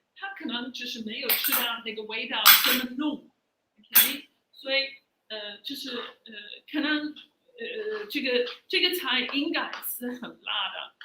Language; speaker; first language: Chinese; non-native, fluent; English